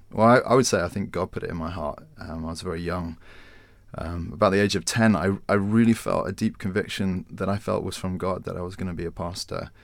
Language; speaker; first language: English; native; English